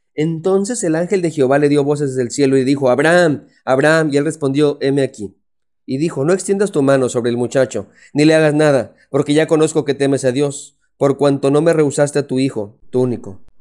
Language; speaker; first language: Spanish; native; Spanish